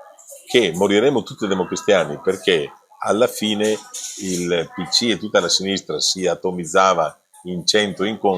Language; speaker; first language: Italian; native; Italian